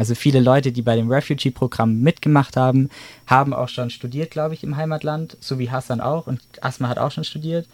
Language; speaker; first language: German; native; German